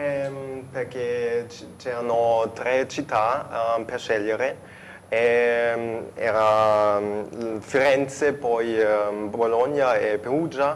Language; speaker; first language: Italian; non-native, fluent; German